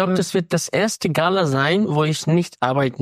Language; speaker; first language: German; non-native, fluent; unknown